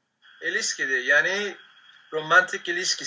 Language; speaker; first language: Turkish; non-native, learner; Spanish